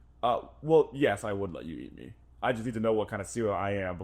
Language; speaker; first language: English; native; English